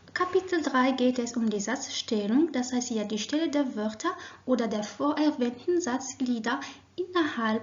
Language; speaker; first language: German; non-native, fluent; Arabic